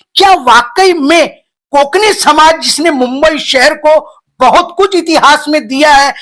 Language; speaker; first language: Hindi; non-native, local second language; Marathi